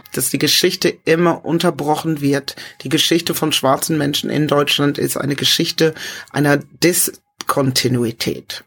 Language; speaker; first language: German; early bilingual, other home language; English